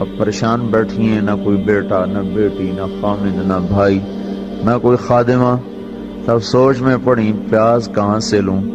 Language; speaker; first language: Urdu; non-native, local second language; Punjabi